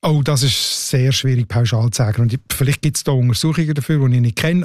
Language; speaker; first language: German; native; German